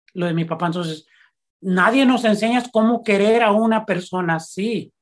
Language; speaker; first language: Spanish; early bilingual, heritage; Spanish